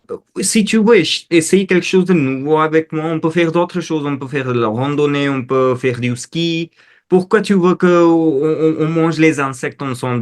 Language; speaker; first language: French; non-native, fluent; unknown